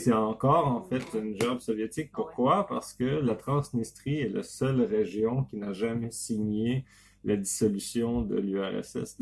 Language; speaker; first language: French; native; French